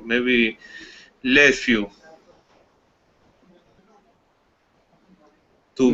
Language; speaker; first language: English; non-native, learner; Spanish